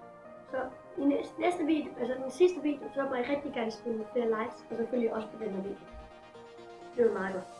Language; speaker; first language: Danish; early bilingual, other home language; German